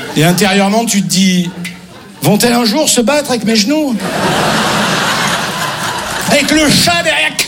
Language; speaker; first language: French; native; French